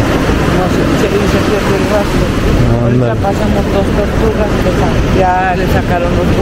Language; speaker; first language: Spanish; native; Spanish